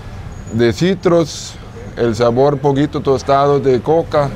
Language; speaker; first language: Spanish; non-native, fluent; German